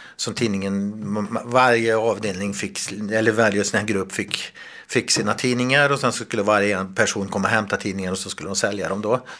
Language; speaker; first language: Swedish; native; Swedish